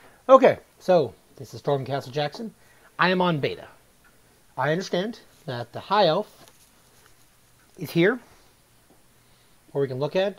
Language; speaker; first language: English; native; English